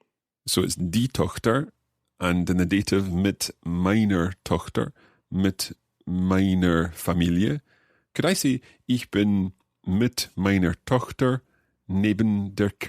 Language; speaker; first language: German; non-native, learner; English